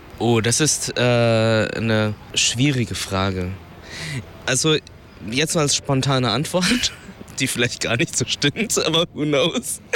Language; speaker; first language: German; early bilingual, other home language; Vietnamese